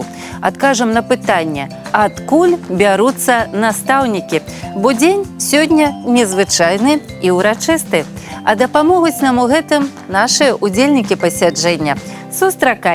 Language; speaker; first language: Belarusian; native; Belarusian